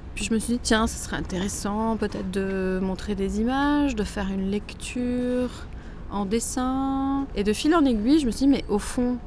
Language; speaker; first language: French; native; French